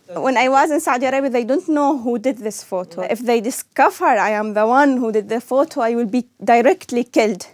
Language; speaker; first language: English; non-native, learner; Arabic